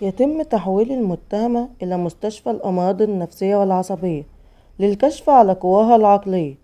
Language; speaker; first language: Arabic; native; Arabic